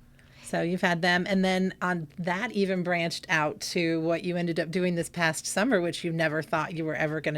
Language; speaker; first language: English; native; English